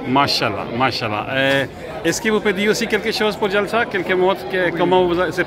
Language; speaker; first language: French; non-native, learner; Urdu